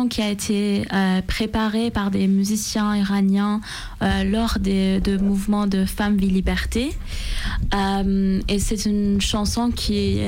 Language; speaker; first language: French; non-native, fluent; Persian